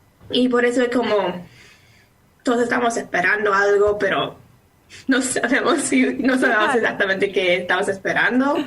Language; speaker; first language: Spanish; non-native, fluent; English